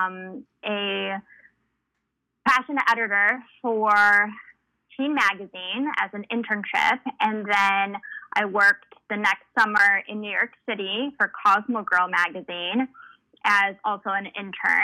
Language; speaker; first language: English; early bilingual, other home language; Spanish